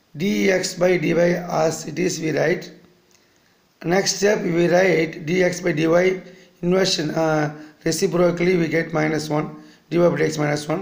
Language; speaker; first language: English; non-native, local second language; Tamil